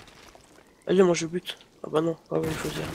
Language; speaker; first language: French; native; French